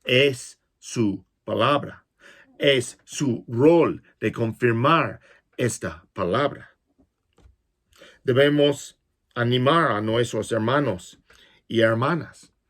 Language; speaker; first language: Spanish; non-native, fluent; English